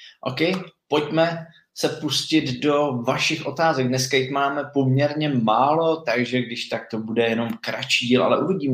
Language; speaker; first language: Czech; native; Czech